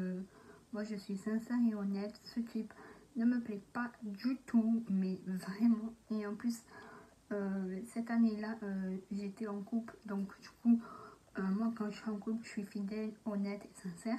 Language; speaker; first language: French; native; French